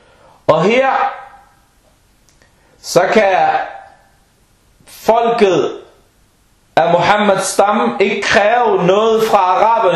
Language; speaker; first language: Danish; non-native, local second language; Arabic